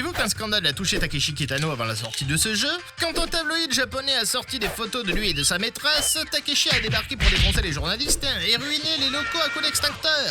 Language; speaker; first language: French; native; French